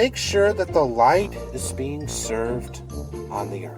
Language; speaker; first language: English; native; English